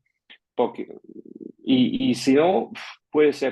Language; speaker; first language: Spanish; non-native, fluent; German